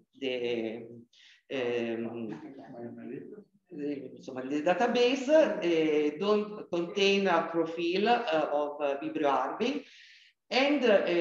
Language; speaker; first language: English; non-native, learner; Italian